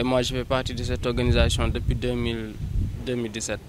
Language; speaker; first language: French; non-native, local second language; Wolof